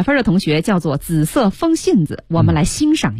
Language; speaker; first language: Chinese; native; Chinese